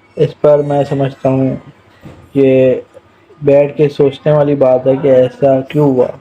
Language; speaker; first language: Urdu; native; Urdu